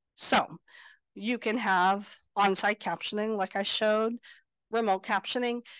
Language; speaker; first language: English; native; English